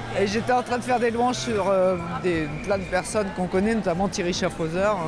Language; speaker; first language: French; native; French